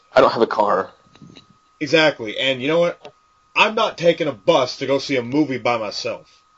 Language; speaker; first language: English; native; English